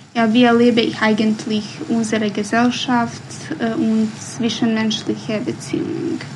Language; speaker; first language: German; non-native, fluent; Bosnian